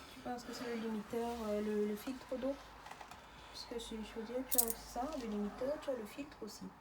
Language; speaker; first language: French; native; French